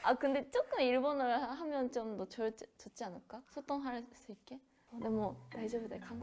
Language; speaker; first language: Korean; non-native, fluent; Japanese